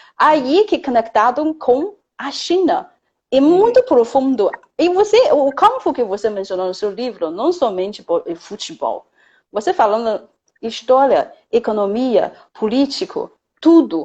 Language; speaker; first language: Portuguese; non-native, fluent; Chinese